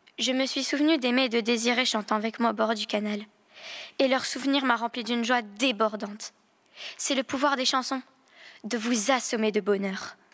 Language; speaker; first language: French; native; French